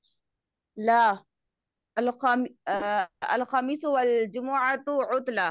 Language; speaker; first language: Arabic; non-native, learner; Urdu